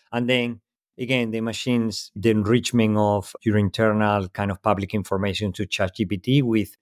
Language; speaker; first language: English; non-native, fluent; Spanish